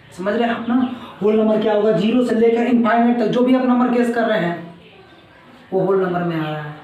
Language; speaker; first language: Hindi; native; Hindi